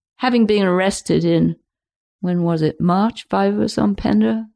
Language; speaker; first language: English; native; English